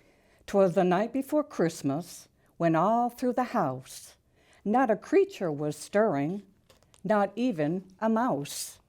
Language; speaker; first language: English; native; English